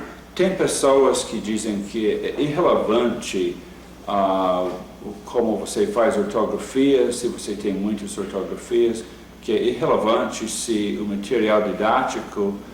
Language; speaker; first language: Portuguese; non-native, fluent; English